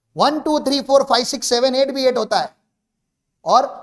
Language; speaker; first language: Hindi; non-native, local second language; Marathi